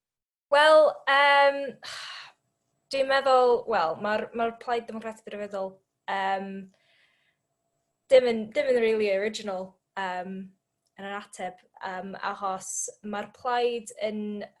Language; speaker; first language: Welsh; non-native, learner; English